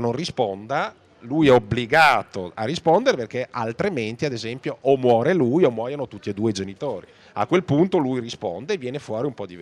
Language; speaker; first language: Italian; native; Italian